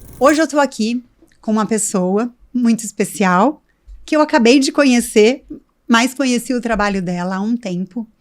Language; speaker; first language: Portuguese; native; Portuguese